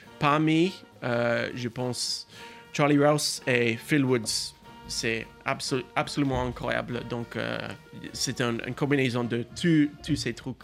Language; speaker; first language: French; non-native, learner; English